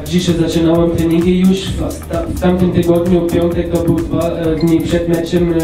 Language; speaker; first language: Polish; early bilingual, heritage; Polish